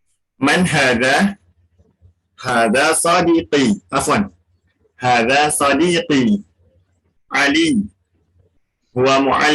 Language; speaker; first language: Arabic; non-native, learner; Indonesian